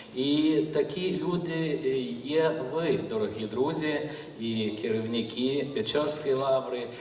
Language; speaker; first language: Ukrainian; non-native, learner; Lithuanian